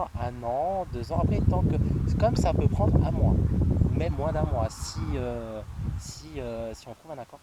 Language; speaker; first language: French; native; French